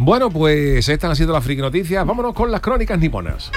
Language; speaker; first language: Spanish; native; Spanish